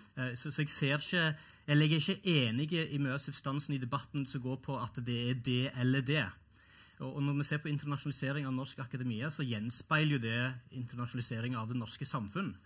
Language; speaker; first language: Norwegian; early bilingual, other home language; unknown